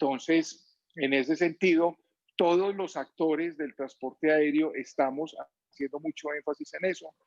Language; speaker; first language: Spanish; native; Spanish